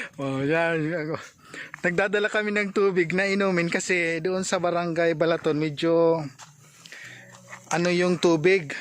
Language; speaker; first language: Filipino; non-native, local second language; Bikol